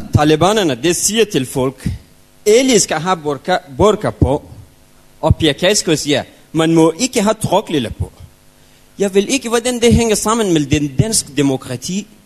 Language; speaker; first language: Danish; non-native, learner; Persian